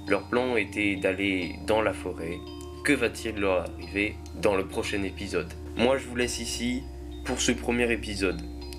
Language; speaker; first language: French; native; French